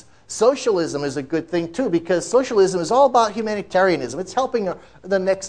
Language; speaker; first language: English; native; English